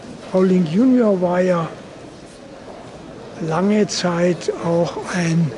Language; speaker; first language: German; native; German